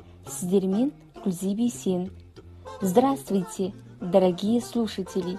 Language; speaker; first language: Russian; non-native, fluent; Kazakh